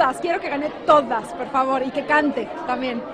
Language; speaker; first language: Spanish; native; Spanish